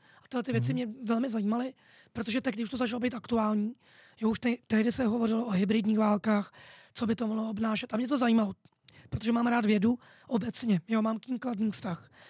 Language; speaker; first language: Czech; native; Czech